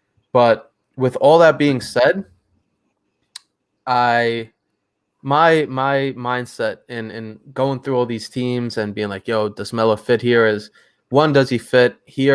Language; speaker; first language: English; native; English